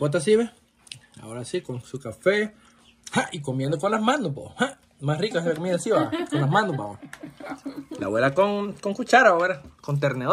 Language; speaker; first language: Spanish; native; Spanish